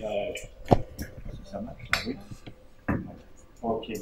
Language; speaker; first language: French; non-native, local second language; Arabic